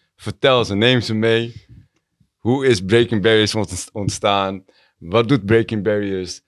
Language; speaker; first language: Dutch; early bilingual, other home language; Tigrinya